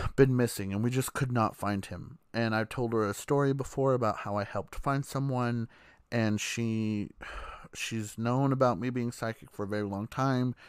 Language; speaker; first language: English; native; English